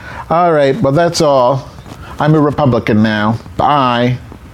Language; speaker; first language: English; native; English